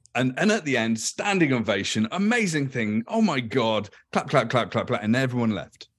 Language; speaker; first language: English; native; English